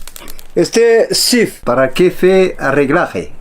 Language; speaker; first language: Spanish; non-native, learner; Arabic